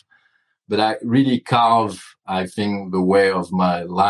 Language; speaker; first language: English; non-native, fluent; French